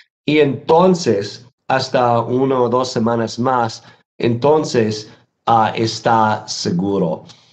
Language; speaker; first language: Spanish; non-native, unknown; English